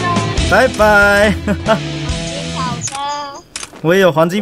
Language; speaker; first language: Chinese; native; Chinese